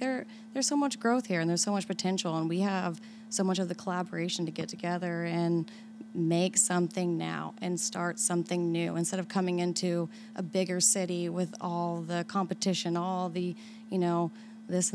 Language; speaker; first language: English; native; English